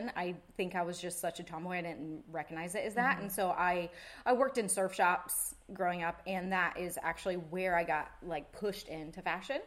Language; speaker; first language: English; native; English